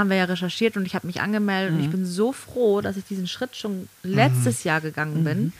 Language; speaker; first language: German; native; German